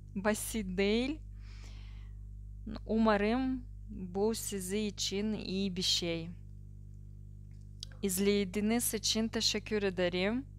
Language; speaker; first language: Turkish; non-native, learner; Russian